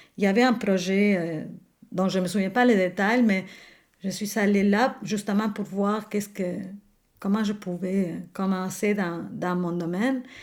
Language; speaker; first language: French; non-native, fluent; Spanish